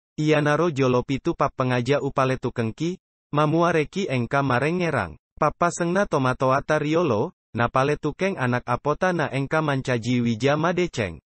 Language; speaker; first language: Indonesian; non-native, local second language; Buginese